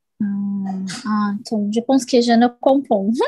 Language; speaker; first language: French; non-native, learner; Portuguese